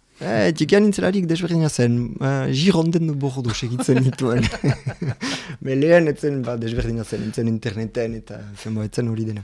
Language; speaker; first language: Basque; non-native, local second language; French